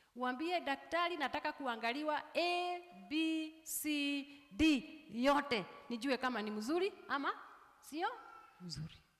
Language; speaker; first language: Swahili; non-native, local second language; Kikuyu